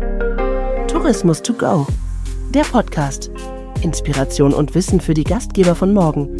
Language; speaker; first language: German; native; German